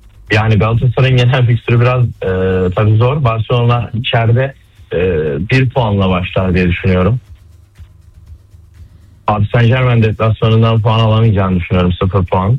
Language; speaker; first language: Turkish; native; Turkish